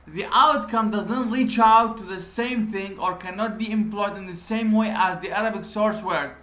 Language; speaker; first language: English; non-native, fluent; Arabic